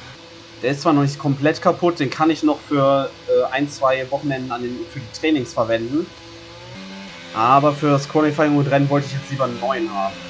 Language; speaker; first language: German; native; German